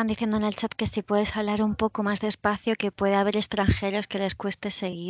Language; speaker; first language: Spanish; native; Spanish